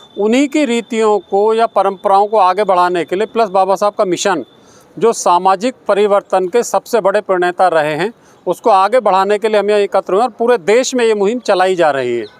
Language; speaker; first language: Hindi; native; Hindi